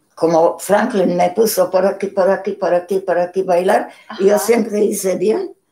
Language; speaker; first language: Spanish; non-native, learner; Polish